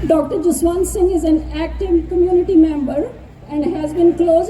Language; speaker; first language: English; non-native, local second language; Punjabi